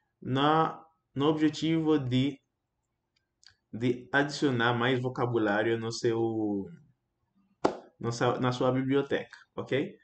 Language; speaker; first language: Portuguese; non-native, fluent; Haitian Creole